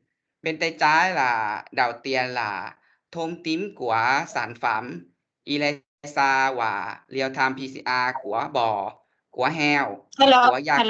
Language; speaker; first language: Vietnamese; non-native, learner; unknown